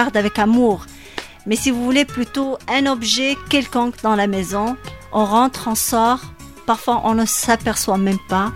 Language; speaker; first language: French; non-native, local second language; Arabic